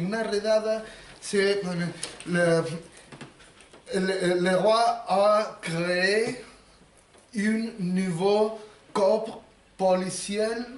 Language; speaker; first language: French; non-native, learner; Spanish